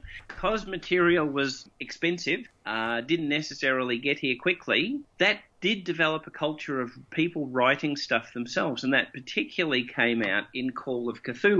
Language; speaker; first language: English; native; English